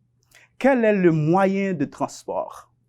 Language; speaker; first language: French; non-native, fluent; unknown